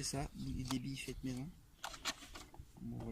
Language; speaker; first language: French; native; French